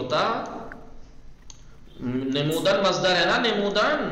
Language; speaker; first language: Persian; non-native, fluent; Urdu